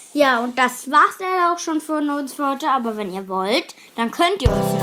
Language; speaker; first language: German; native; German